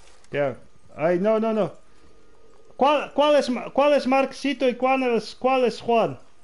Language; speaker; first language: Spanish; non-native, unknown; Dutch